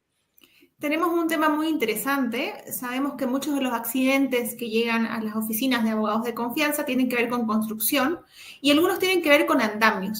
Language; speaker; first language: Spanish; native; Spanish